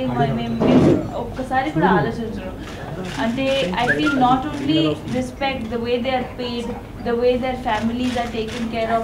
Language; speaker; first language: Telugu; non-native, local second language; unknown